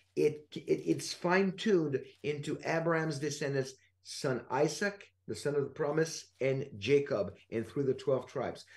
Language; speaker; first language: English; non-native, fluent; French